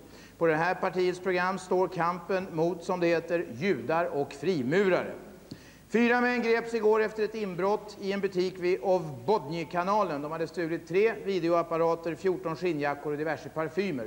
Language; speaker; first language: Swedish; native; Swedish